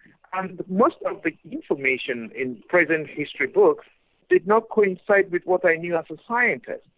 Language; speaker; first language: English; non-native, local second language; Igbo